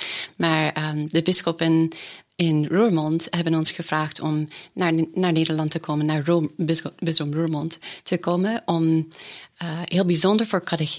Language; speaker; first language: Dutch; non-native, fluent; English